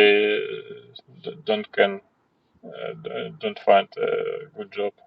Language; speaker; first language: English; non-native, learner; Russian